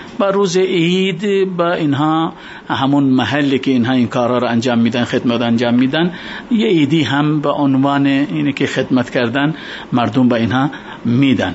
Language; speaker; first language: Persian; non-native, fluent; Urdu